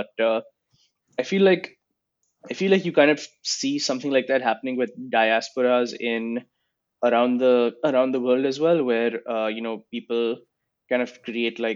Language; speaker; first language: English; non-native, local second language; Gujarati